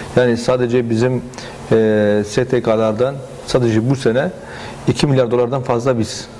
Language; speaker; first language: Turkish; non-native, fluent; Arabic